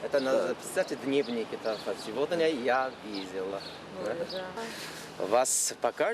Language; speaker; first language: Russian; non-native, learner; Korean